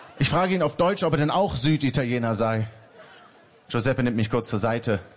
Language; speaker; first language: German; native; German